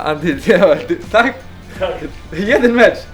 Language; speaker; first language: Polish; non-native, learner; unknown